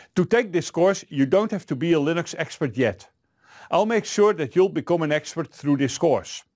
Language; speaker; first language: English; non-native, fluent; Dutch